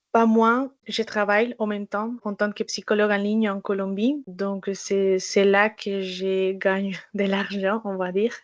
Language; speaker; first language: French; non-native, fluent; Spanish